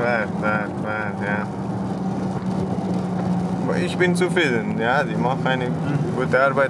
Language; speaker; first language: German; non-native, learner; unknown